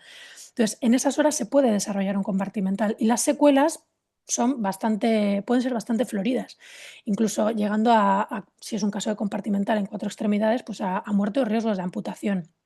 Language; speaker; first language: Spanish; native; Spanish